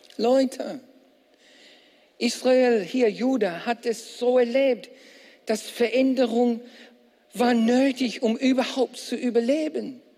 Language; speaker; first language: German; non-native, fluent; English